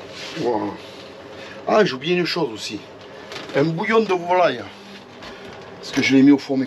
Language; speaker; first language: French; native; French